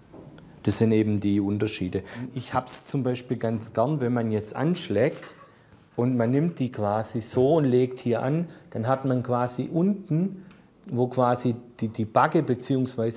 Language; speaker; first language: German; native; German